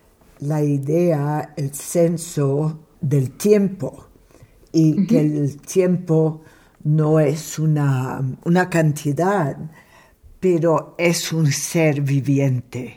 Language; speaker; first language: Spanish; non-native, fluent; English